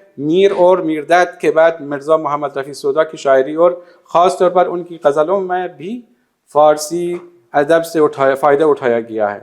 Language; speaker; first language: Urdu; non-native, fluent; Persian